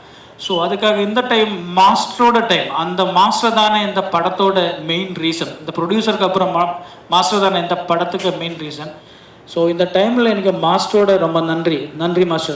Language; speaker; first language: Tamil; non-native, learner; Malayalam